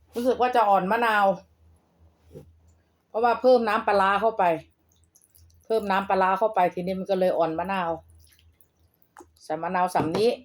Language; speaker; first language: Thai; non-native, local second language; Lao